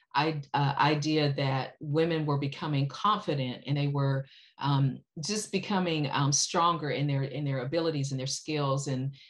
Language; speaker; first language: English; native; English